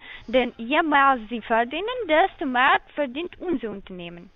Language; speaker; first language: German; non-native, learner; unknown